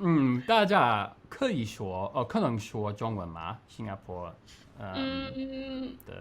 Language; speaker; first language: Chinese; non-native, learner; English